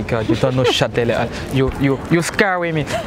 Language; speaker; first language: English; non-native, learner; French